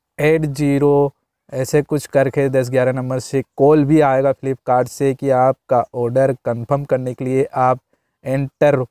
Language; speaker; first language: Hindi; native; Hindi